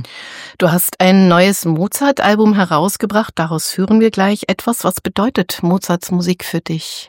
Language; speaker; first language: German; native; German